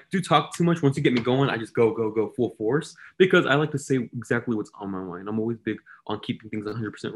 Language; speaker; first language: English; native; English